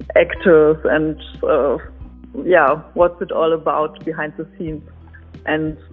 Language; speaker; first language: English; non-native, fluent; German